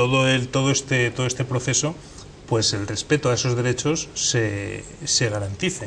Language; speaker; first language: Spanish; native; Spanish